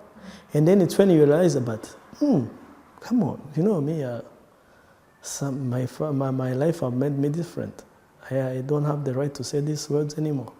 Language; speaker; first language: English; non-native, local second language; Kinyarwanda